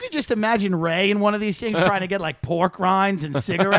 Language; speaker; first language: English; native; English